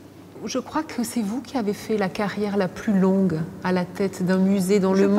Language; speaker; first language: French; native; French